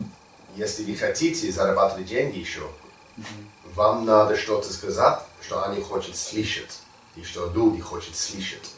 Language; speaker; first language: Russian; non-native, learner; English